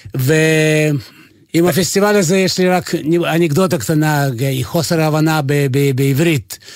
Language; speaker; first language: Hebrew; non-native, fluent; Russian